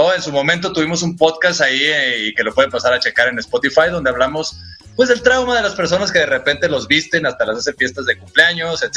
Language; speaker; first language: Spanish; native; Spanish